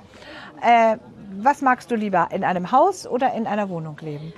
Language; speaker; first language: German; native; German